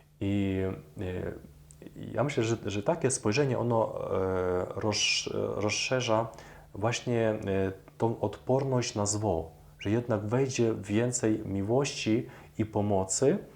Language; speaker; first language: Polish; non-native, fluent; Ukrainian